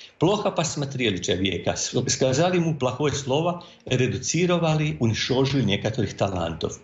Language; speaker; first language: Russian; non-native, fluent; Croatian